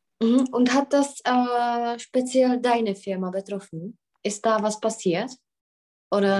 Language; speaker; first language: German; non-native, learner; Czech